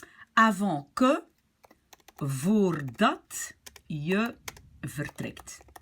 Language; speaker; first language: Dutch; non-native, local second language; French